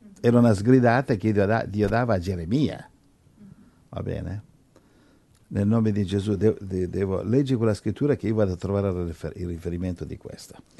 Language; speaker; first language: Italian; non-native, fluent; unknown